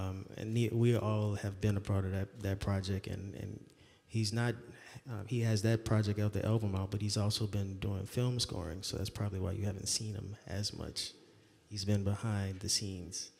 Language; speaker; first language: English; native; English